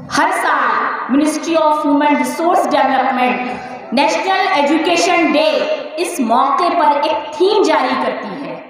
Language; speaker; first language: Urdu; native; Urdu